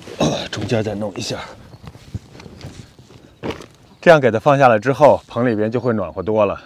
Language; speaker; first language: Chinese; native; Chinese